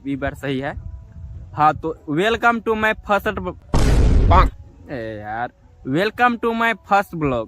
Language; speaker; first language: Hindi; non-native, local second language; Maithili